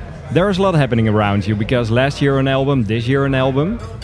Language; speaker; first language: English; non-native, fluent; Dutch